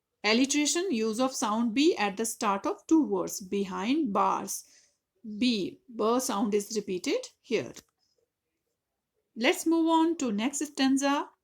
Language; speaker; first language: English; non-native, local second language; Hindi